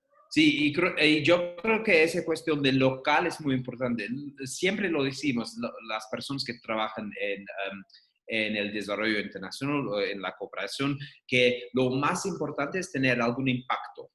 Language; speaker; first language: Spanish; non-native, fluent; English